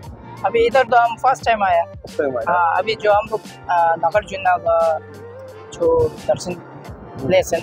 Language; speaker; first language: Hindi; non-native, local second language; Tibetan